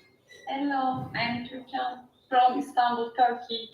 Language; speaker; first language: English; non-native, learner; Turkish